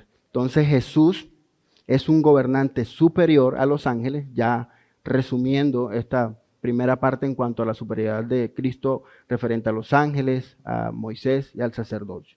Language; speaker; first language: Spanish; native; Spanish